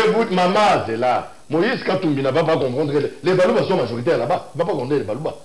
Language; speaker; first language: French; non-native, local second language; Luba-Lulua